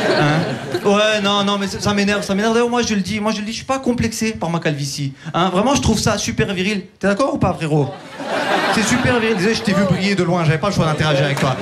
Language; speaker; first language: French; early bilingual, other home language; Turkish